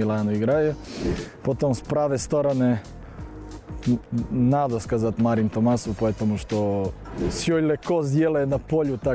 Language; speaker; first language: Russian; non-native, learner; Serbian